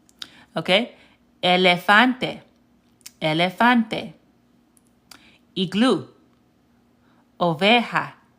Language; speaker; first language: Spanish; non-native, fluent; English